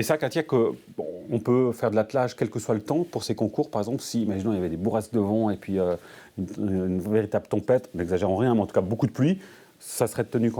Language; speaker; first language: French; native; French